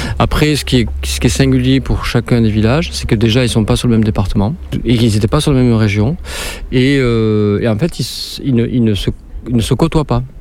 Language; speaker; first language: French; native; French